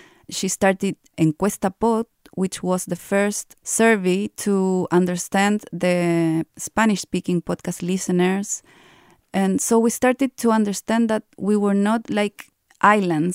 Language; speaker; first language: English; non-native, fluent; Spanish